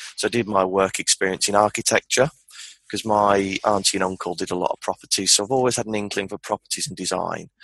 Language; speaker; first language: English; native; English